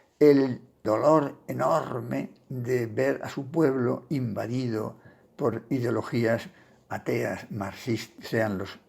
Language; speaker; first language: Spanish; native; Spanish